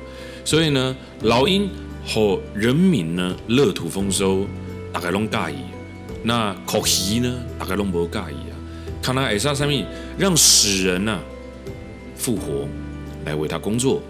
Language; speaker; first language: Chinese; native; Chinese